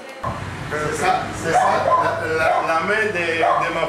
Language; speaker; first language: French; non-native, learner; Spanish